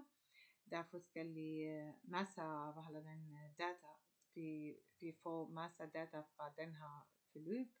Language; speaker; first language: Danish; non-native, learner; Arabic